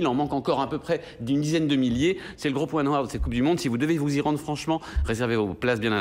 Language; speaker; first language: French; native; French